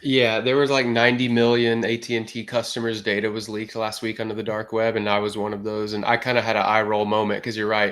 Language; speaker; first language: English; native; English